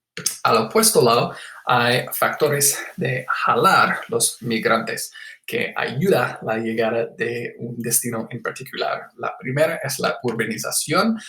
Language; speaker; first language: Spanish; non-native, fluent; English